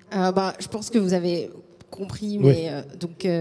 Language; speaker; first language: French; native; French